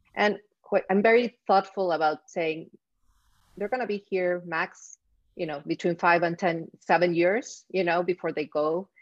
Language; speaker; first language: English; non-native, fluent; Spanish